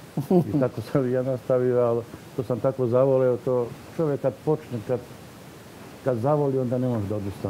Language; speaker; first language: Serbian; non-native, local second language; Slovak